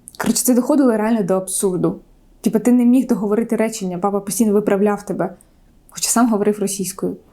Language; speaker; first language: Ukrainian; non-native, local second language; Russian